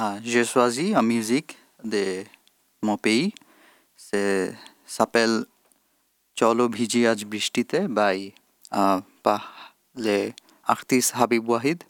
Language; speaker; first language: French; non-native, learner; Bangla